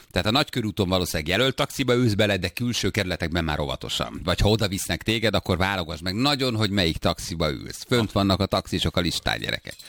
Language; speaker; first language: Hungarian; native; Hungarian